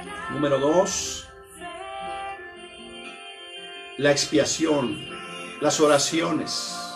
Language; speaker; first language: Spanish; native; Spanish